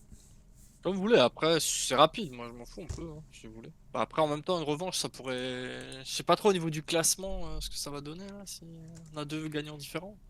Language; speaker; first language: French; native; French